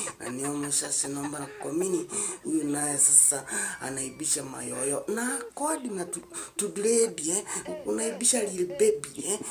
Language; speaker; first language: Swahili; native; Swahili